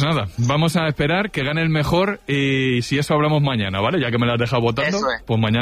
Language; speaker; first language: Spanish; native; Spanish